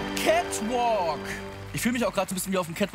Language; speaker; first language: German; native; German